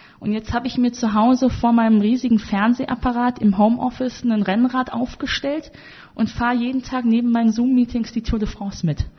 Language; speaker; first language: German; native; German